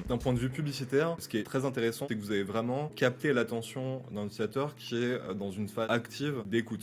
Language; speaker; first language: French; native; French